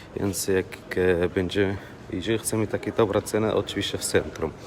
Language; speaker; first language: Polish; non-native, learner; Arabic